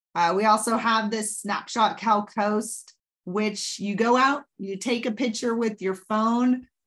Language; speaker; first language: English; native; English